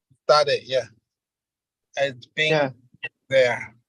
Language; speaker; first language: English; non-native, learner; Chinese